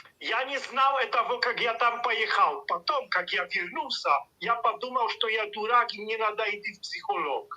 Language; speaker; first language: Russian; non-native, learner; Polish